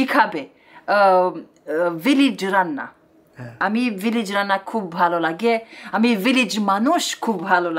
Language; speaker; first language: Bangla; non-native, learner; Romanian